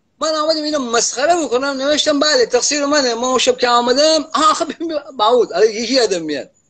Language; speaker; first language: Persian; non-native, local second language; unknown